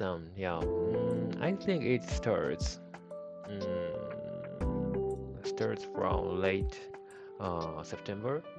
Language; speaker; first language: English; non-native, learner; Japanese